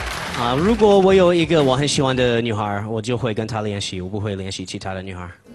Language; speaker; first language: Chinese; non-native, fluent; English